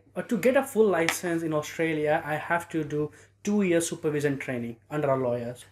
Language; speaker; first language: English; non-native, local second language; Nepali